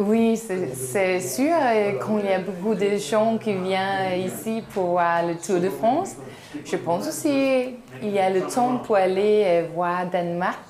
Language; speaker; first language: French; non-native, learner; Danish